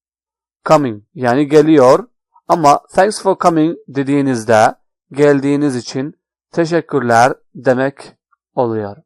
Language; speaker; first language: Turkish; non-native, fluent; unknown